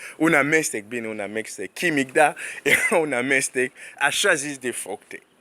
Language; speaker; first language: Romanian; non-native, fluent; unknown